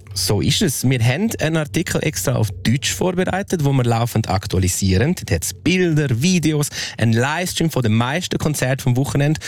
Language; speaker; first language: German; non-native, local second language; Romansh